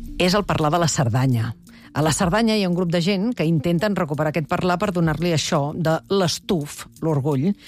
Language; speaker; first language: Catalan; native; Catalan